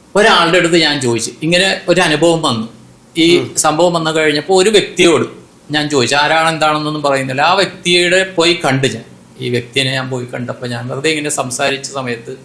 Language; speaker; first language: Malayalam; non-native, local second language; Konkani